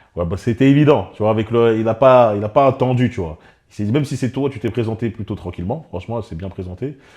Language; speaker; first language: French; native; French